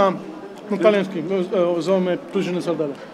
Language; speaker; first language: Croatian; non-native, learner; Italian